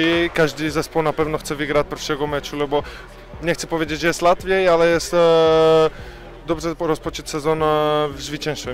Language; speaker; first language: Polish; non-native, fluent; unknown